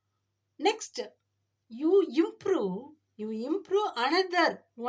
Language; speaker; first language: English; non-native, learner; Tamil